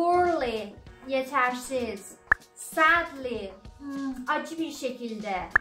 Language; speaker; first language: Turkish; non-native, learner; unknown